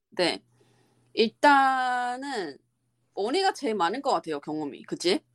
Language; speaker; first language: Korean; non-native, learner; Chinese